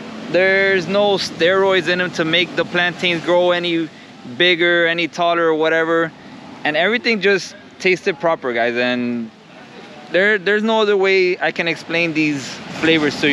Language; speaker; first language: English; early bilingual, other home language; Spanish